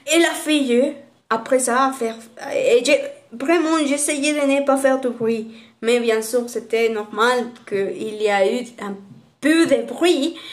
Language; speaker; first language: French; non-native, fluent; Spanish